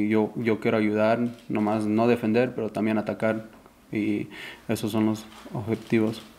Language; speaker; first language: Spanish; early bilingual, heritage; Spanish